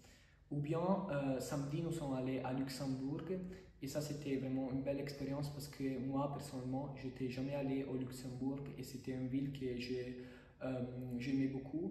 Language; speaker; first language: French; non-native, fluent; Italian